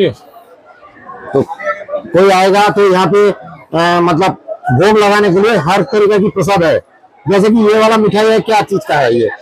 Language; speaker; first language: Hindi; non-native, local second language; Bangla